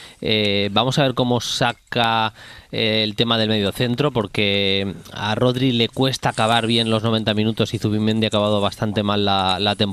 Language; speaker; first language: Spanish; native; Spanish